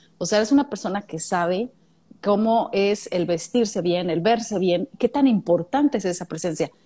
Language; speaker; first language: Spanish; native; Spanish